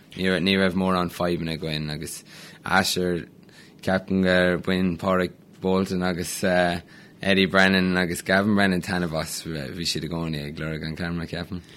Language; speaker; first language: Irish; non-native, local second language; English